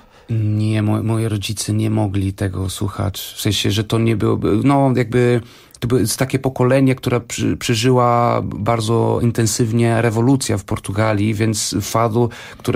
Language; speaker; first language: Polish; non-native, fluent; Portuguese